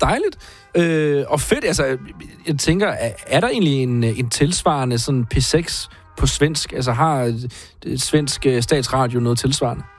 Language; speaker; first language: Danish; native; Danish